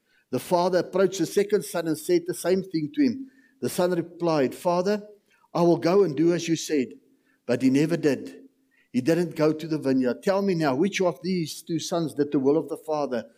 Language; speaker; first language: English; non-native, local second language; Afrikaans